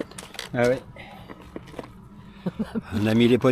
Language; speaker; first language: French; native; French